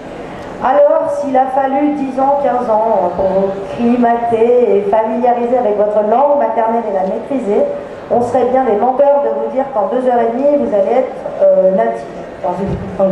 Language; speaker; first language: French; native; French